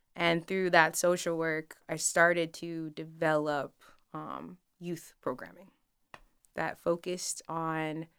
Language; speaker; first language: English; native; English